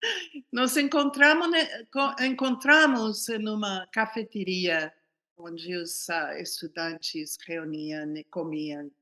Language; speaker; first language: Portuguese; non-native, fluent; English